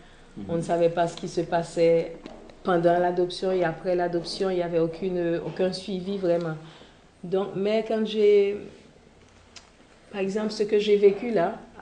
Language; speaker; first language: French; non-native, local second language; Haitian Creole